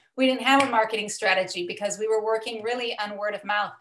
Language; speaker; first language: English; native; English